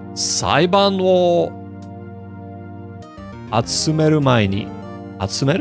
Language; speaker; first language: Japanese; non-native, learner; English